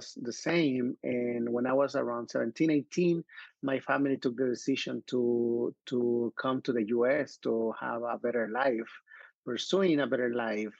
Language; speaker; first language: English; non-native, fluent; Spanish